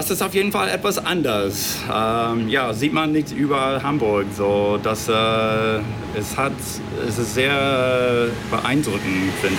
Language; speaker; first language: German; non-native, fluent; English